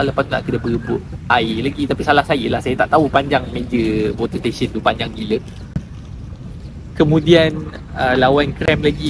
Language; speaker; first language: Malay; native; Malay